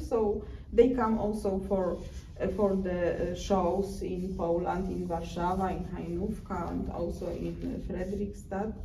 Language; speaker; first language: English; non-native, learner; Polish